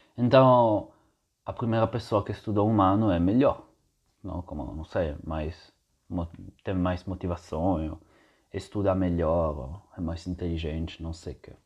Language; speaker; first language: Portuguese; non-native, fluent; Italian